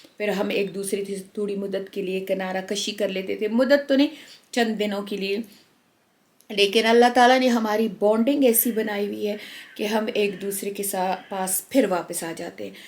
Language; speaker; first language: Urdu; non-native, local second language; Pashto